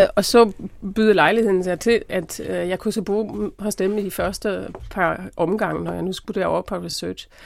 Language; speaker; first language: Danish; non-native, fluent; German